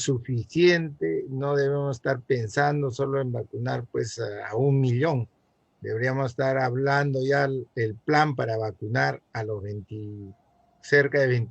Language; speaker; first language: Spanish; native; Spanish